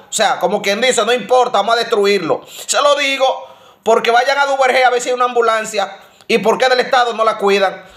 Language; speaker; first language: Spanish; native; Spanish